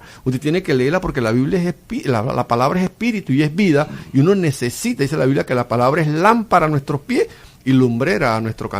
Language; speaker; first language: Spanish; native; Spanish